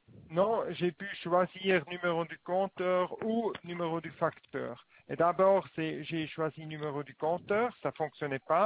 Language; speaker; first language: French; non-native, learner; Swiss German